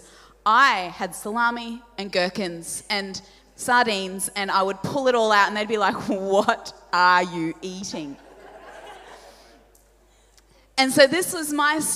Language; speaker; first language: English; non-native, local second language; Polish